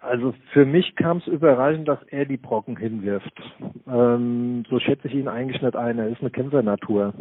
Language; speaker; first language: German; native; German